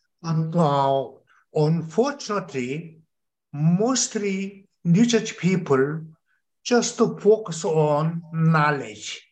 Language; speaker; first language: English; non-native, learner; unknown